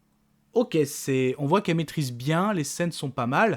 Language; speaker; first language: French; native; French